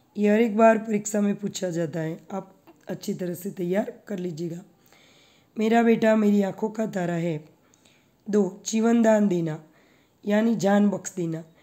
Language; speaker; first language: Hindi; non-native, local second language; Gujarati